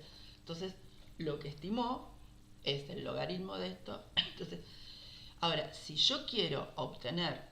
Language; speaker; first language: Spanish; native; Spanish